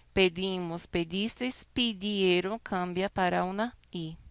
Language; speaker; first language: Spanish; non-native, fluent; Portuguese